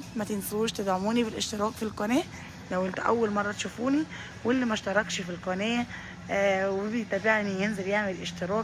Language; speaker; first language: Arabic; native; Arabic